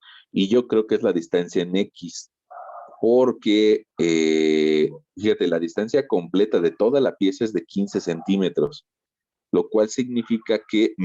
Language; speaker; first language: Spanish; native; Spanish